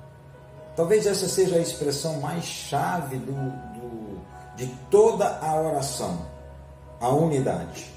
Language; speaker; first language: Portuguese; native; Portuguese